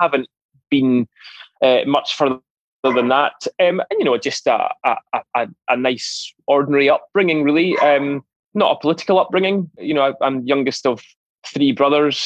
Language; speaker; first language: English; native; English